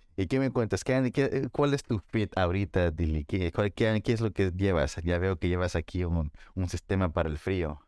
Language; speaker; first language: Spanish; early bilingual, heritage; Spanish